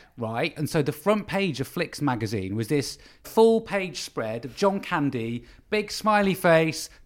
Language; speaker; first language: English; native; English